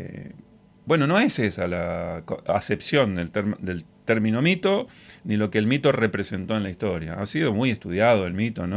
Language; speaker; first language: Spanish; native; Spanish